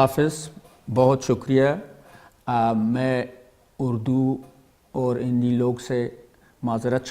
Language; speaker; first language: Hindi; non-native, fluent; Pashto